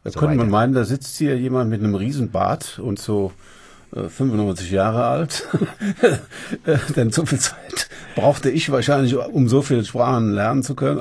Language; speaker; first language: German; native; German